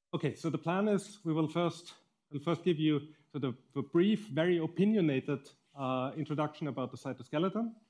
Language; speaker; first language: English; non-native, fluent; German